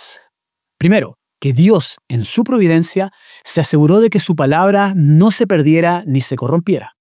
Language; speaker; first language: Spanish; native; Spanish